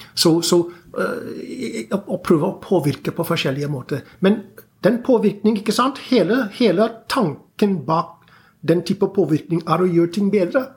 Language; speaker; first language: Norwegian; non-native, fluent; English